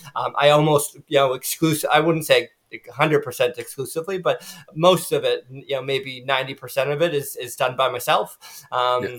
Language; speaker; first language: English; native; English